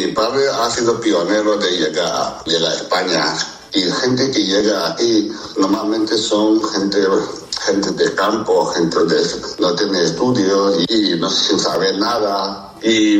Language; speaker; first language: Spanish; non-native, fluent; Chinese